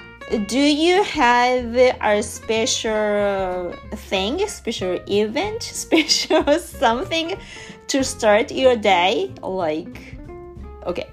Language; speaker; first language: English; non-native, learner; Japanese